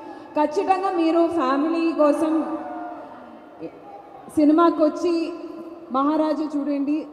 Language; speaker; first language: Telugu; non-native, learner; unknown